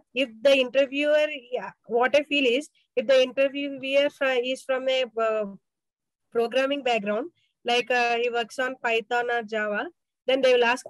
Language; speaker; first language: English; non-native, local second language; Telugu